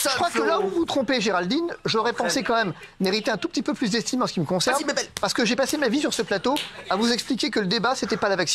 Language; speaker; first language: French; native; French